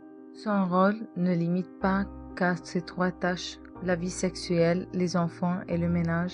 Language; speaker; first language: French; non-native, learner; Arabic